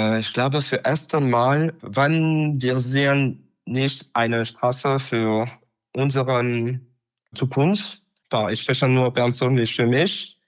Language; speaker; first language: German; non-native, learner; French